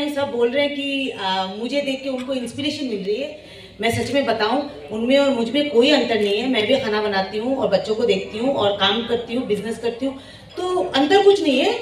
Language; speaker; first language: Hindi; non-native, local second language; Bangla